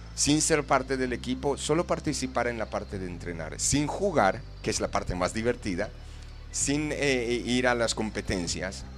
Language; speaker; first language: Spanish; non-native, fluent; English